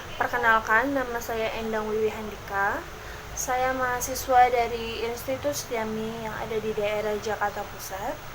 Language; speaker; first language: Indonesian; native; Indonesian